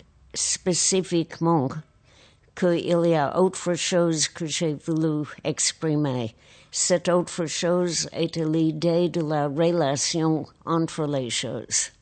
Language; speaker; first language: French; non-native, fluent; English